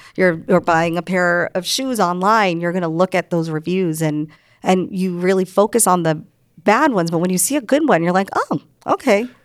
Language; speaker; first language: English; early bilingual, other home language; Hindi